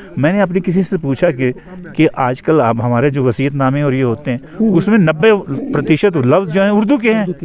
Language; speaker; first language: Urdu; native; Urdu